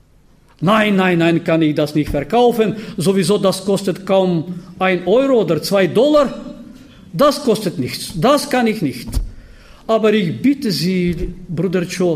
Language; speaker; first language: German; non-native, fluent; Bulgarian